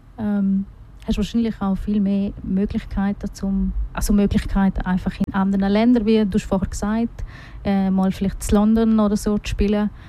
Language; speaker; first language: German; native; German